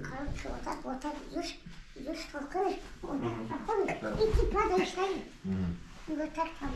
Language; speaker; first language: Russian; non-native, local second language; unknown